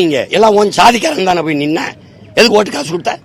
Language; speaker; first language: Tamil; native; Tamil